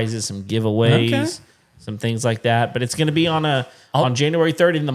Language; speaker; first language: English; native; English